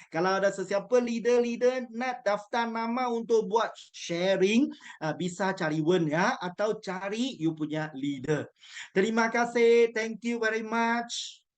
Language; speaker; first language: Malay; non-native, local second language; Chinese